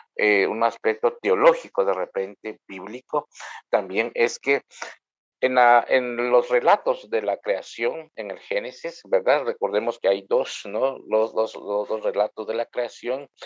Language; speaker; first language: Spanish; non-native, local second language; Kʼicheʼ